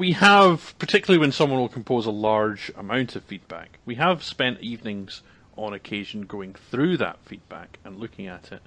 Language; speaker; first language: English; native; English